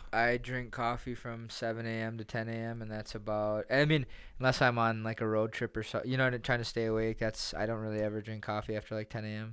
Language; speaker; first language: English; native; English